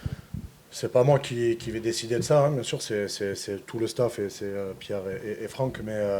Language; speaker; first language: French; native; French